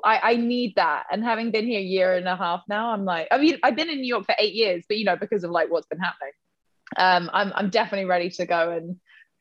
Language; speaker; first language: English; native; English